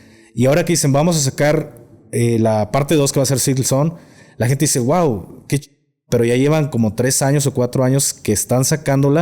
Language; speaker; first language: Spanish; native; Spanish